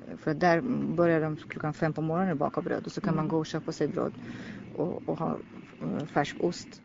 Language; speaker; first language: Swedish; non-native, fluent; Persian